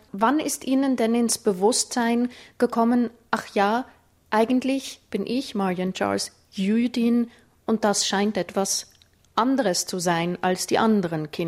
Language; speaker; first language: German; native; German